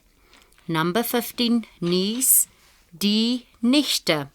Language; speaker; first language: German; non-native, fluent; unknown